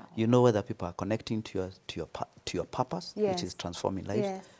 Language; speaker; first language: English; non-native, local second language; Kikuyu